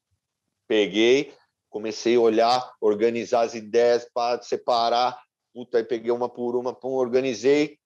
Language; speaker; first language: Portuguese; native; Portuguese